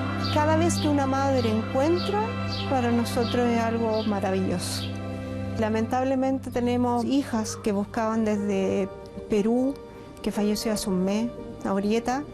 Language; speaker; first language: Spanish; native; Spanish